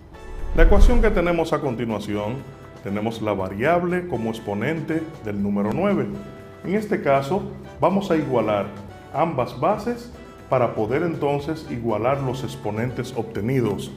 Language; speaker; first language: Spanish; native; Spanish